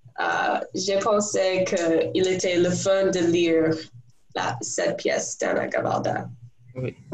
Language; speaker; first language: French; non-native, learner; English